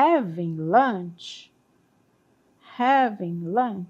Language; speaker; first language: English; non-native, fluent; Portuguese